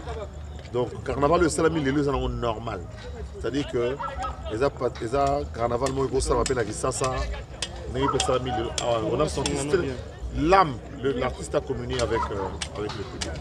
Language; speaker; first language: French; non-native, local second language; Lingala